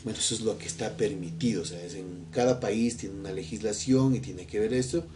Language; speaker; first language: Spanish; native; Spanish